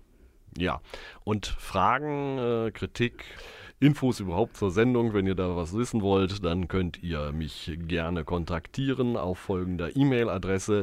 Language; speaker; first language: German; native; German